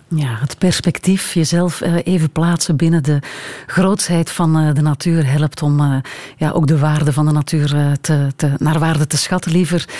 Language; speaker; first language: Dutch; native; Dutch